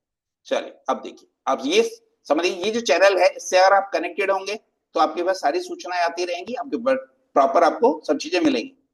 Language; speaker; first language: Hindi; native; Hindi